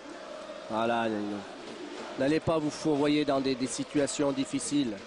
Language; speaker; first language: French; native; French